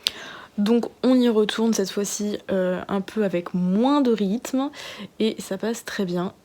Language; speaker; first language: French; native; French